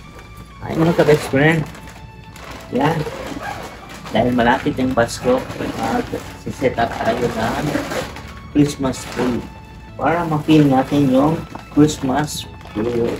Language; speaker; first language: Filipino; non-native, local second language; Cebuano